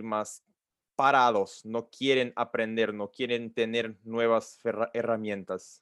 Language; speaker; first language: Spanish; non-native, learner; Portuguese